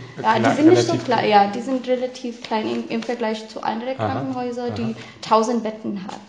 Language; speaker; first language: German; non-native, fluent; Filipino